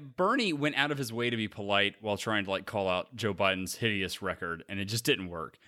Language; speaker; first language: English; native; English